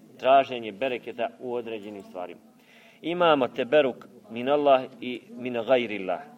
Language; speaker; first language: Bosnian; native; Bosnian